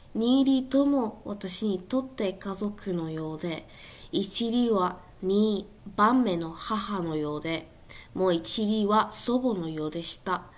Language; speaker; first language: Japanese; non-native, learner; English